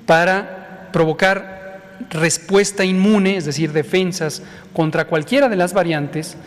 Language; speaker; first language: Spanish; native; Spanish